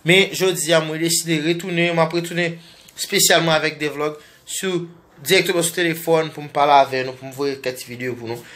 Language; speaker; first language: French; non-native, learner; Portuguese